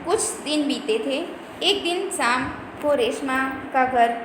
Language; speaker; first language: Hindi; non-native, local second language; Gujarati